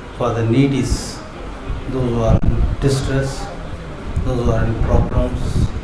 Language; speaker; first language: English; non-native, local second language; Tamil